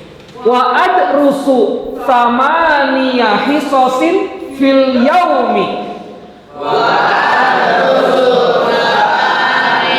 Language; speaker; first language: Arabic; non-native, fluent; Indonesian